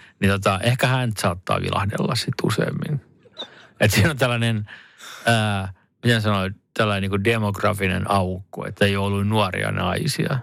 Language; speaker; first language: Finnish; native; Finnish